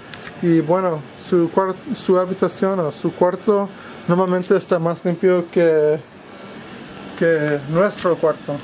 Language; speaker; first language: Spanish; non-native, fluent; English